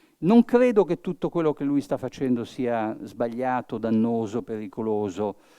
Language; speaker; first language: Italian; early bilingual, heritage; Italian